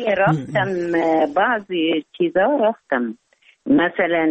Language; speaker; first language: Persian; non-native, fluent; Arabic